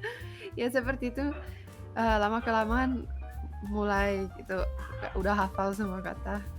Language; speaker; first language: Indonesian; non-native, fluent; Finnish